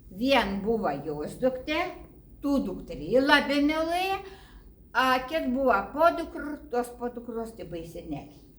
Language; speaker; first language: Lithuanian; native; Lithuanian